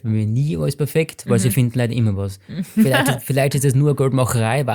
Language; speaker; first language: German; native; German